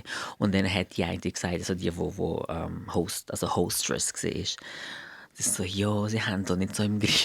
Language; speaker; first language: German; non-native, fluent; Portuguese